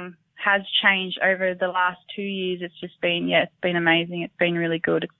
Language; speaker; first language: English; native; English